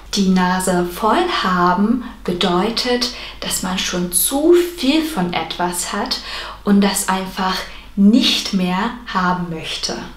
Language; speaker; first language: German; non-native, fluent; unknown